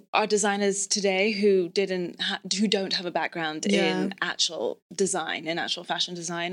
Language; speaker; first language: English; native; English